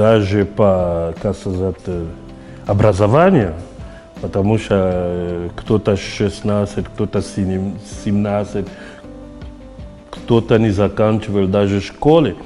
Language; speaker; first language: Russian; non-native, fluent; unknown